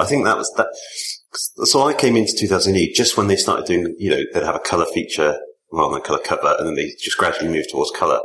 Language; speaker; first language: English; native; English